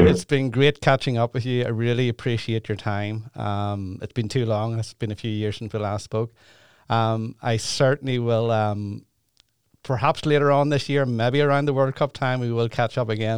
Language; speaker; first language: English; native; English